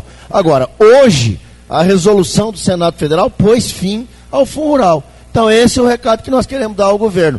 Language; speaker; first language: Portuguese; native; Portuguese